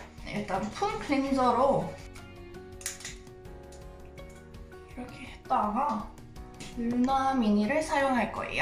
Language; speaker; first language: Korean; non-native, fluent; English